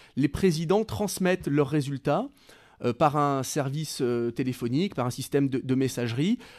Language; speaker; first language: French; native; French